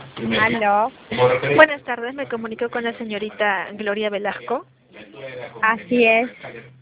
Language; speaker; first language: Spanish; native; Spanish